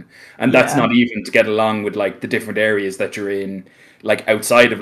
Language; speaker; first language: English; native; English